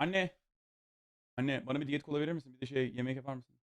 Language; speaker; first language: Turkish; early bilingual, other home language; English